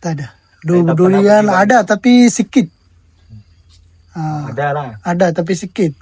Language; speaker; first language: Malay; non-native, learner; Bangla